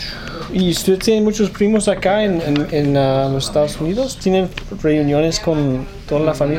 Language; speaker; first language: Spanish; early bilingual, other home language; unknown